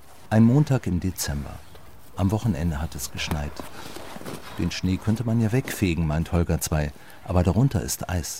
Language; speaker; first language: German; native; German